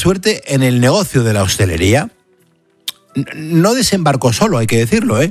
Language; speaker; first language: Spanish; native; Spanish